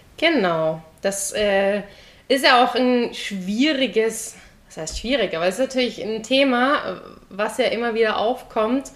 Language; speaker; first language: German; native; German